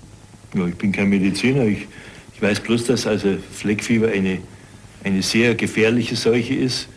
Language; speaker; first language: German; native; German